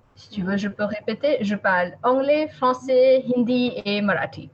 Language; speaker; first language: French; non-native, learner; Marathi